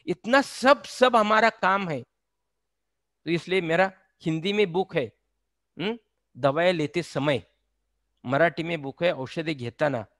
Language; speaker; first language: Hindi; non-native, local second language; Marathi